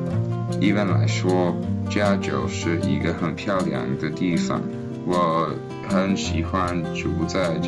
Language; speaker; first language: Chinese; non-native, learner; English